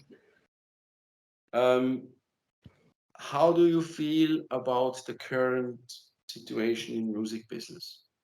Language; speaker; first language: English; non-native, fluent; German